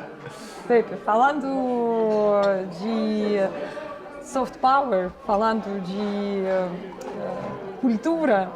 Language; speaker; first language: Portuguese; non-native, fluent; Russian